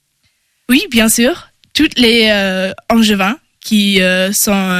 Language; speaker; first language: French; non-native, learner; German